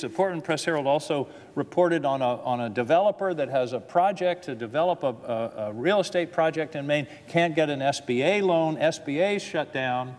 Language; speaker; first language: English; native; English